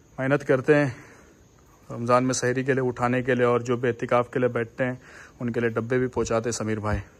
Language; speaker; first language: Hindi; non-native, local second language; Konkani